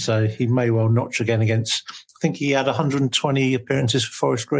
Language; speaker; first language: English; native; English